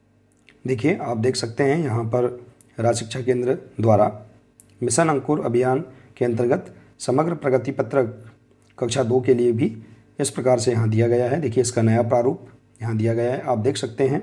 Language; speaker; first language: Hindi; native; Hindi